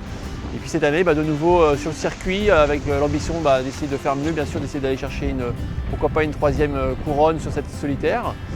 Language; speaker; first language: French; native; French